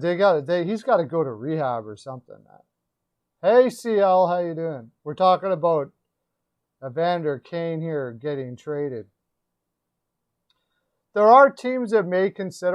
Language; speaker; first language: English; native; English